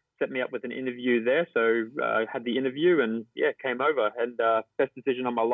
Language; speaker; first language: English; native; English